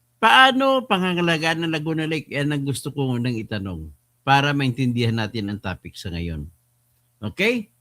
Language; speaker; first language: Filipino; non-native, local second language; Hiligaynon